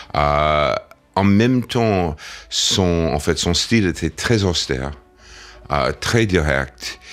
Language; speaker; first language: French; non-native, fluent; English